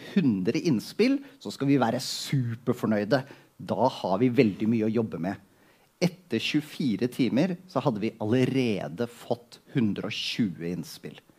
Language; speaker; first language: Norwegian; native; Norwegian